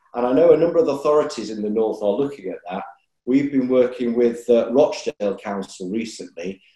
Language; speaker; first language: English; native; English